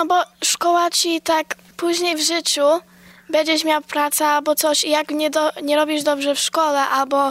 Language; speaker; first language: Polish; early bilingual, heritage; Polish